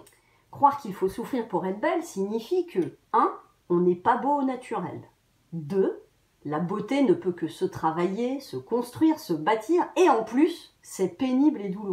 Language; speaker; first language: French; native; French